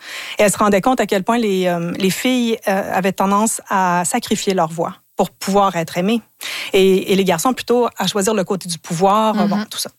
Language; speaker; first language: French; native; French